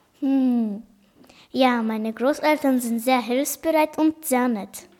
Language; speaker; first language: German; early bilingual, other home language; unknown